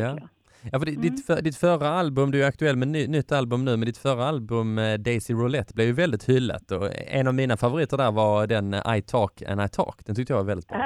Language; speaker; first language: Swedish; native; Swedish